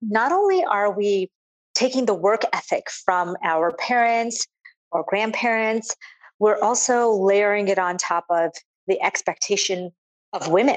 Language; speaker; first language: English; native; English